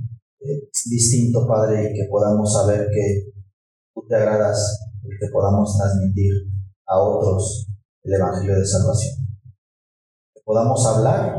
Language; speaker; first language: Spanish; native; Spanish